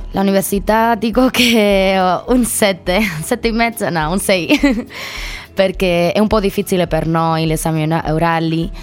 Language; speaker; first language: Italian; non-native, learner; Spanish